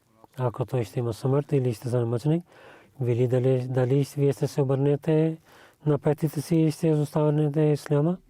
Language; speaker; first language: Bulgarian; non-native, learner; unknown